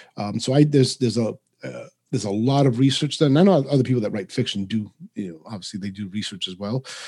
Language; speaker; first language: English; early bilingual, other home language; Spanish